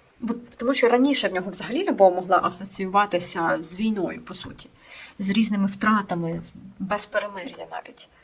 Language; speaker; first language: Ukrainian; non-native, local second language; Russian